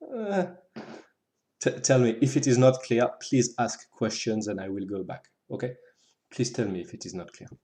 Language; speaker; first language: English; non-native, fluent; French